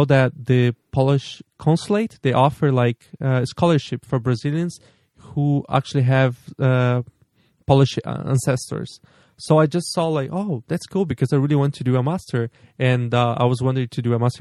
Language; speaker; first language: English; non-native, fluent; Portuguese